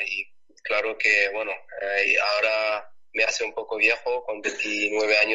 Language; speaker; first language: Spanish; non-native, fluent; French